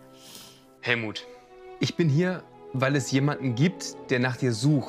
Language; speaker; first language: German; native; German